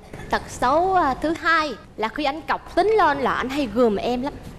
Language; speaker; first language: Vietnamese; native; Vietnamese